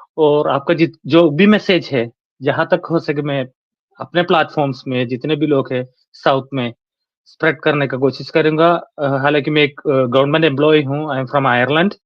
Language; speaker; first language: Hindi; non-native, local second language; Malayalam